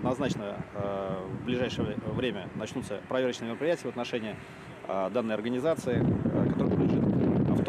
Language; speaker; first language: Russian; native; Russian